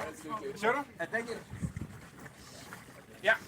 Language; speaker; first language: Danish; native; Danish